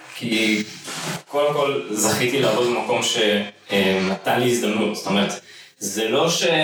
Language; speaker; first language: Hebrew; native; Hebrew